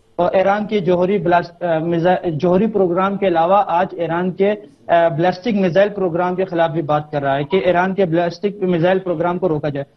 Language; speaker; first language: Urdu; native; Urdu